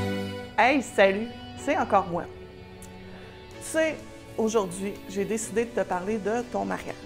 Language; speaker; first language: French; native; French